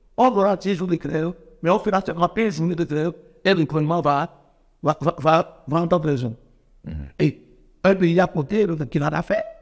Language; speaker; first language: French; non-native, local second language; Fon